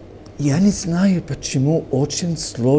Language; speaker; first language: Ukrainian; non-native, learner; English